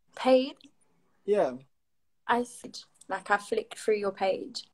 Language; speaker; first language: English; native; English